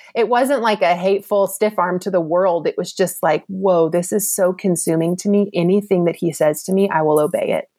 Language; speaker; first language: English; native; English